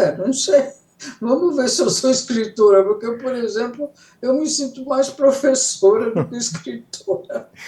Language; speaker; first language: Portuguese; early bilingual, other home language; Italian